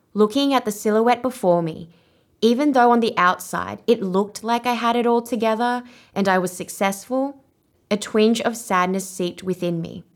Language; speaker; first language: English; non-native, local second language; Vietnamese